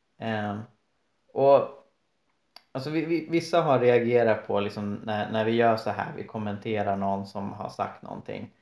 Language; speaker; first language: Swedish; native; Swedish